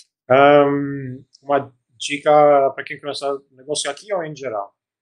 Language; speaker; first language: Portuguese; non-native, fluent; Albanian